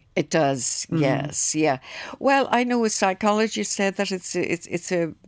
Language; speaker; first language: English; native; English